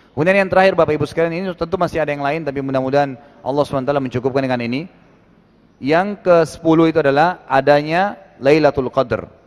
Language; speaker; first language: Indonesian; native; Indonesian